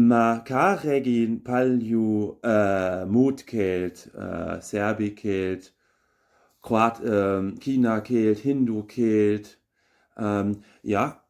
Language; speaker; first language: Estonian; non-native, learner; German